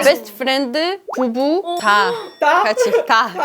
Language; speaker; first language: Korean; non-native, fluent; Russian